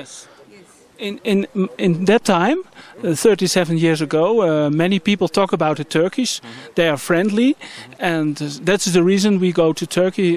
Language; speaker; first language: English; non-native, learner; Dutch